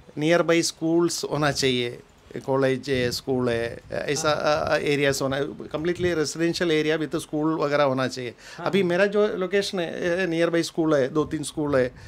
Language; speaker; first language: Hindi; non-native, local second language; Malayalam